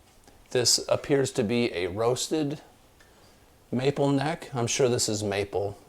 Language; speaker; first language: English; native; English